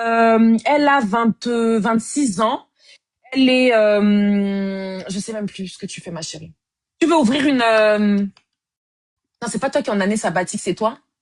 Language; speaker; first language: French; native; French